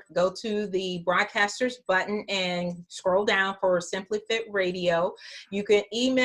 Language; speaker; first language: English; native; English